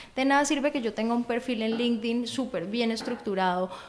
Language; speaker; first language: Spanish; native; Spanish